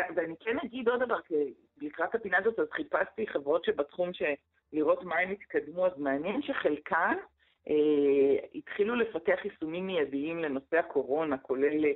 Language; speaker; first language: Hebrew; native; Hebrew